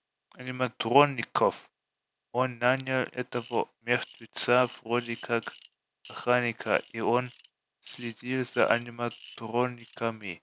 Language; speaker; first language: Russian; non-native, fluent; German